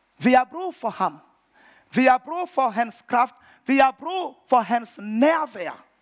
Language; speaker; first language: Danish; non-native, fluent; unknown